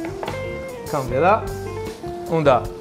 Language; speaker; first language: German; non-native, learner; Italian